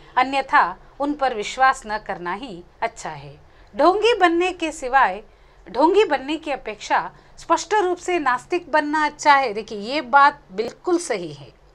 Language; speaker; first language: Hindi; non-native, local second language; Konkani